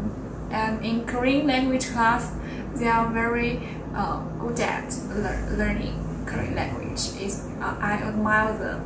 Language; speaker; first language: English; non-native, learner; Chinese